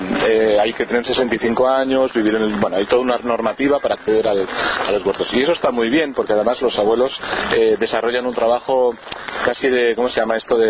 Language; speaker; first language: Spanish; native; Spanish